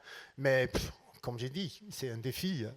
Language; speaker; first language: French; non-native, learner; English